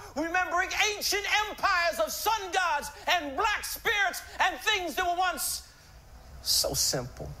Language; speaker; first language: English; native; English